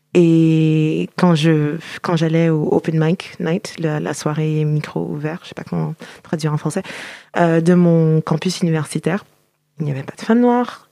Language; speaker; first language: French; native; French